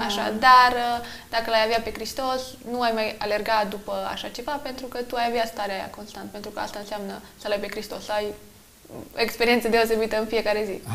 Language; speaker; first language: Romanian; native; Romanian